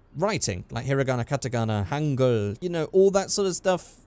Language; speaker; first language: English; native; English